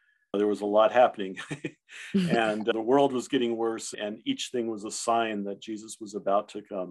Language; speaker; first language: English; early bilingual, other home language; German